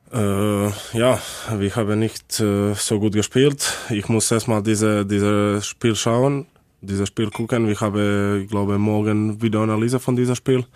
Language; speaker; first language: German; non-native, learner; Croatian